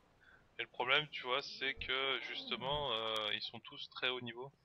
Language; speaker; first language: French; native; French